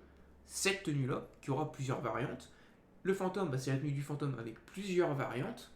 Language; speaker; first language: French; native; French